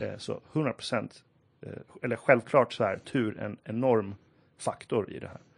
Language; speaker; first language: Swedish; early bilingual, other home language; Persian